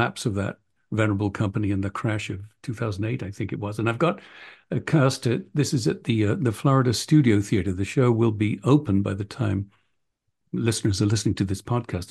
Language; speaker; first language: English; native; English